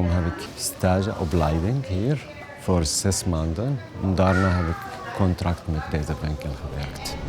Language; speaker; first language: Dutch; non-native, learner; Arabic